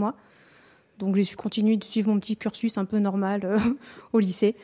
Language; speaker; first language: French; native; French